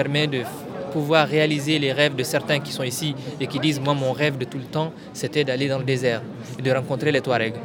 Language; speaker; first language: French; non-native, local second language; Tamasheq